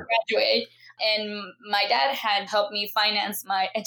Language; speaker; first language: English; non-native, fluent; Spanish